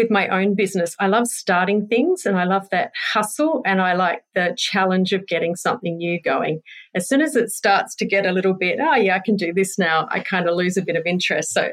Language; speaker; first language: English; native; English